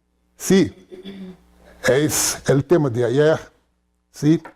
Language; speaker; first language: Spanish; non-native, fluent; Portuguese